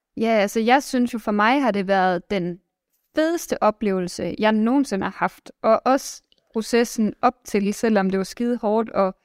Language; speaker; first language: Danish; native; Danish